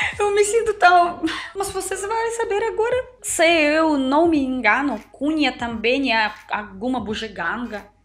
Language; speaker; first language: Portuguese; non-native, learner; Russian